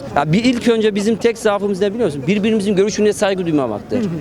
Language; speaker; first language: Turkish; native; Turkish